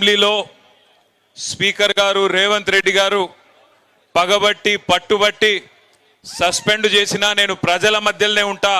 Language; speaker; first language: Telugu; native; Telugu